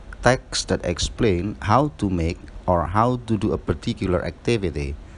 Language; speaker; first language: English; non-native, fluent; Indonesian